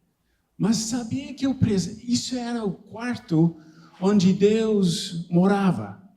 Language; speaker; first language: Portuguese; non-native, fluent; English